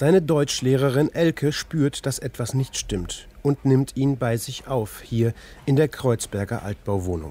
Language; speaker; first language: German; native; German